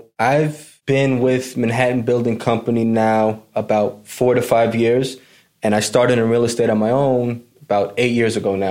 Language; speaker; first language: English; native; English